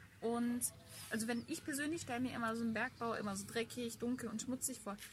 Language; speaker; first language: German; early bilingual, other home language; Turkish